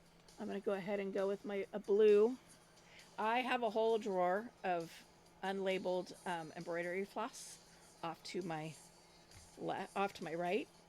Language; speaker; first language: English; native; English